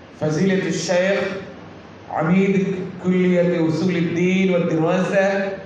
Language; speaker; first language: Arabic; non-native, learner; Bangla